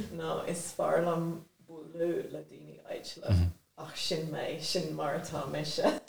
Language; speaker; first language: Irish; non-native, local second language; English